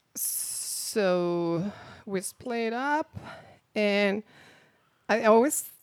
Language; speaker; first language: English; non-native, fluent; Spanish